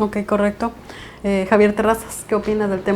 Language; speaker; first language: Spanish; native; Spanish